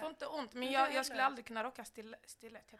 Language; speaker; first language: Swedish; native; Swedish